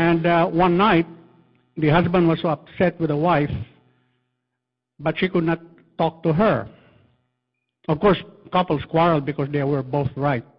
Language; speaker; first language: English; non-native, local second language; Filipino